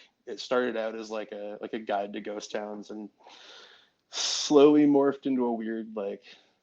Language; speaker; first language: English; native; English